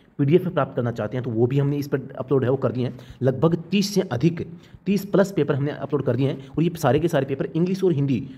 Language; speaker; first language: Hindi; native; Hindi